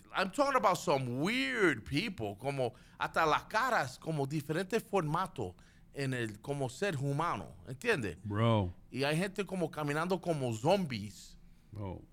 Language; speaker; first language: Spanish; early bilingual, heritage; Spanish